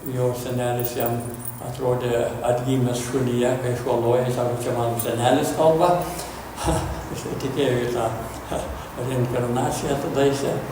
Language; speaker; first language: Lithuanian; early bilingual, heritage; Lithuanian